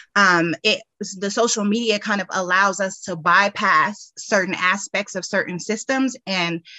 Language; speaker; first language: English; native; English